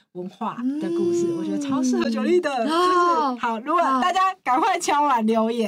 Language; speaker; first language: Chinese; native; Chinese